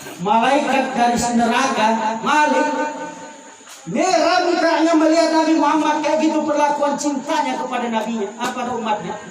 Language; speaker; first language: Indonesian; native; Indonesian